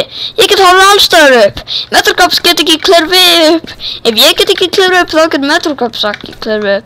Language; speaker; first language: Icelandic; non-native, learner; Danish